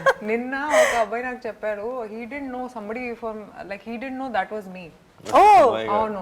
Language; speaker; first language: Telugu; non-native, fluent; Hindi